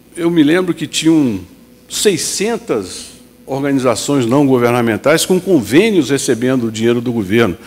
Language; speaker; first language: Portuguese; native; Portuguese